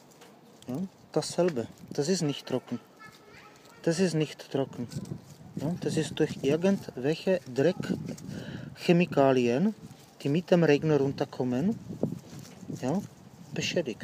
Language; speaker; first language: German; non-native, fluent; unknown